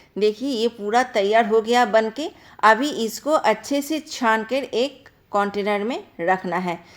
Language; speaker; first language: Hindi; non-native, local second language; Bangla